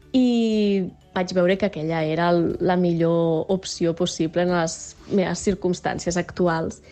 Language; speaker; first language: Catalan; native; Catalan